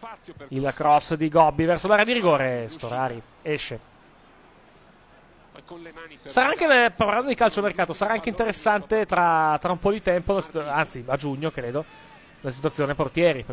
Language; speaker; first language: Italian; native; Italian